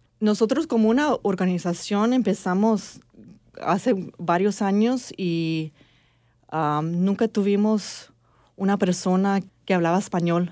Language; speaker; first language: Spanish; early bilingual, heritage; English